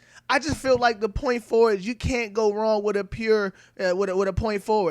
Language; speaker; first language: English; native; English